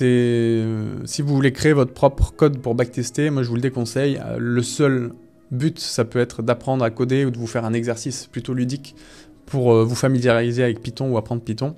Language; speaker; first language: French; native; French